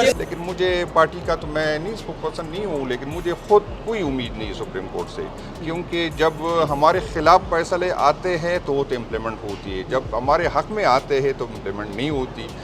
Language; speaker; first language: Urdu; non-native, local second language; Pashto